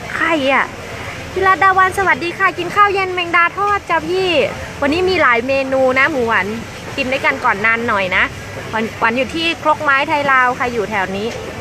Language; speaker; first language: Thai; native; Thai